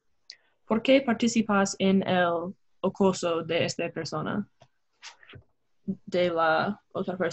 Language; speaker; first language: Spanish; non-native, learner; English